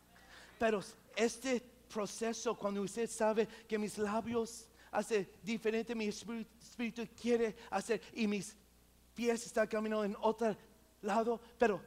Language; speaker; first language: Spanish; non-native, local second language; English